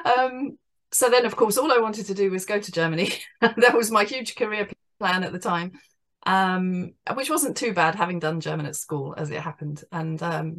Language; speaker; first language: English; native; English